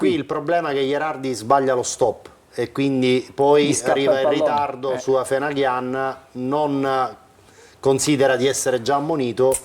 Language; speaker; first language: Italian; native; Italian